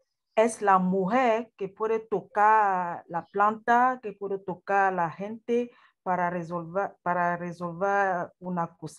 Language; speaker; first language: Spanish; non-native, learner; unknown